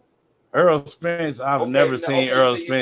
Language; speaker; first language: English; native; English